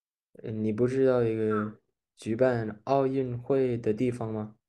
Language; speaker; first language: Chinese; early bilingual, heritage; English